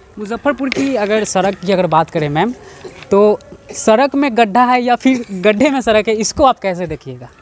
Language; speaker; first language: Hindi; native; Hindi